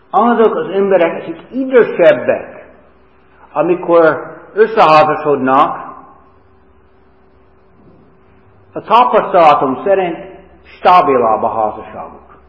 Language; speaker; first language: Hungarian; non-native, fluent; English